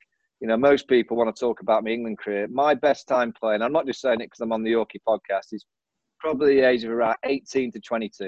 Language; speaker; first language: English; native; English